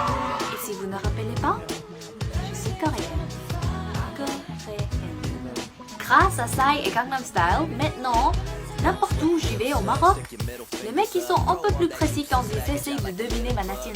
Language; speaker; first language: French; non-native, fluent; Korean